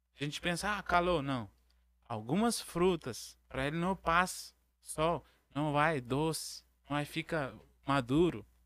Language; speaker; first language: Portuguese; non-native, learner; Arabic